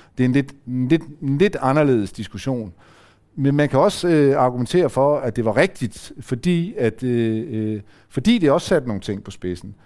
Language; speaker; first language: Danish; native; Danish